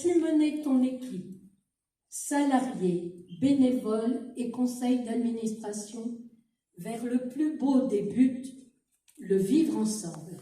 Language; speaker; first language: French; native; French